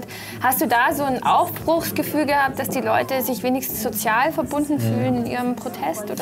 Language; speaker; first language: German; native; German